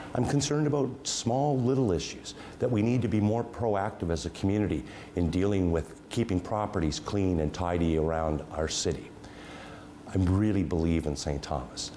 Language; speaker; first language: English; native; English